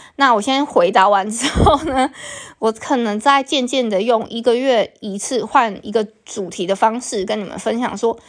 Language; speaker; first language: Chinese; non-native, local second language; Min Nan Chinese